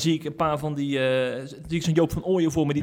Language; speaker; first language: Dutch; native; Dutch